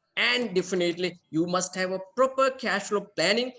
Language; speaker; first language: English; non-native, local second language; Sinhala